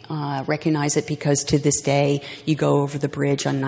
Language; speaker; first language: English; native; English